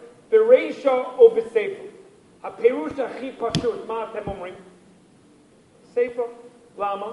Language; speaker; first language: Hebrew; non-native, fluent; English